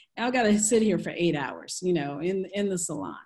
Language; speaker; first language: English; native; English